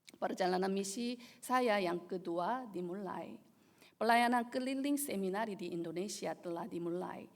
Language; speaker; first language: Indonesian; non-native, fluent; Korean